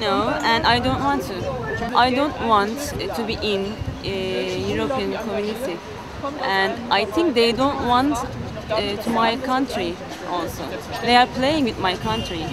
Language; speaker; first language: English; non-native, learner; Turkish